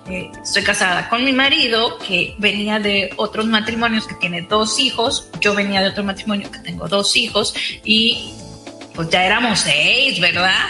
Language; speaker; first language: Spanish; native; Spanish